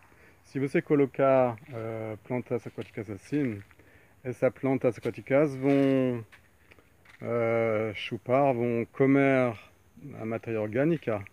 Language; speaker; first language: Portuguese; non-native, fluent; French